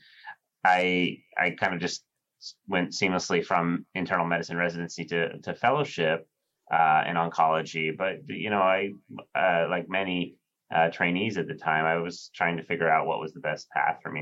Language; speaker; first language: English; native; English